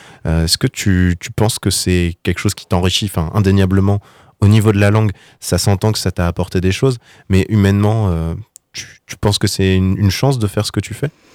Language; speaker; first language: French; native; French